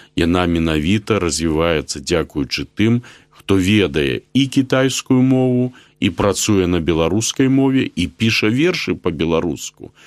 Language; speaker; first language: Belarusian; native; Belarusian